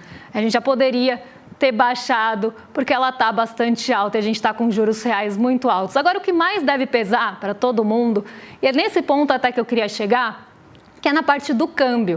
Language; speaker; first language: Portuguese; native; Portuguese